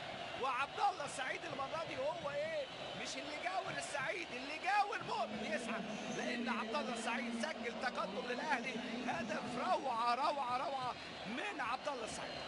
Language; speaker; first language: Arabic; native; Arabic